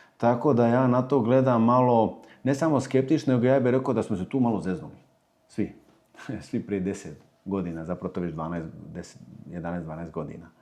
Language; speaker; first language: Croatian; early bilingual, heritage; Croatian